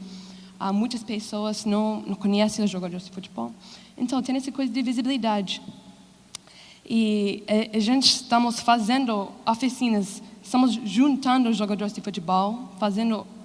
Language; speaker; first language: Portuguese; non-native, fluent; English